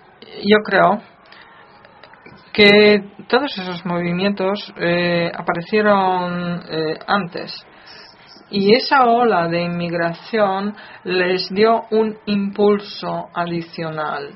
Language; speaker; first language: Spanish; non-native, fluent; Polish